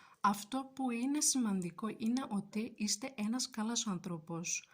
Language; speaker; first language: Greek; non-native, fluent; Turkish